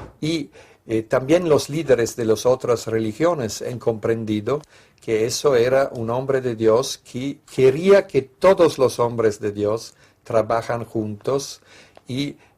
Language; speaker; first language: Spanish; non-native, fluent; Italian